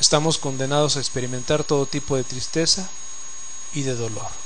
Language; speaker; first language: Spanish; native; Spanish